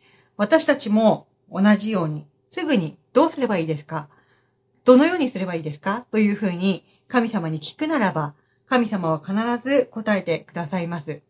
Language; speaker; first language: Japanese; native; Japanese